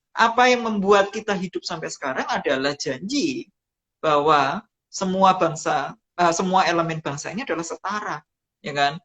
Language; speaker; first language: Indonesian; non-native, local second language; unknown